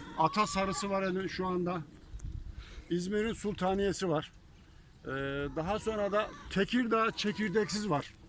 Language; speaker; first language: Turkish; native; Turkish